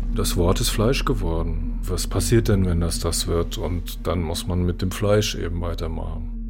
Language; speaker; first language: German; native; German